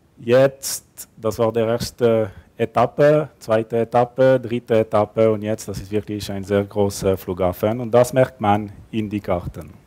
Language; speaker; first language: German; non-native, local second language; French